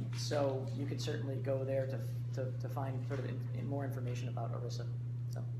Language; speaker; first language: English; native; English